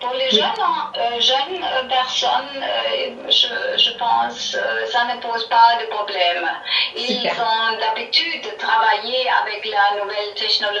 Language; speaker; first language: French; non-native, learner; German